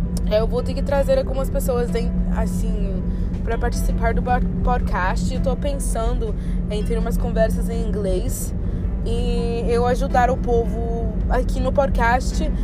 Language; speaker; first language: Portuguese; non-native, fluent; English